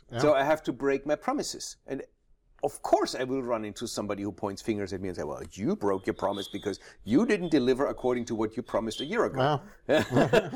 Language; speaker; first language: English; non-native, fluent; German